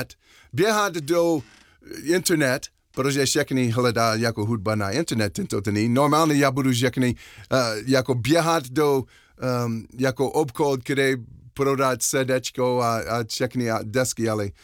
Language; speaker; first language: Czech; non-native, learner; English